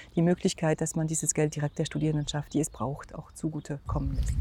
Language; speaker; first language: German; non-native, fluent; French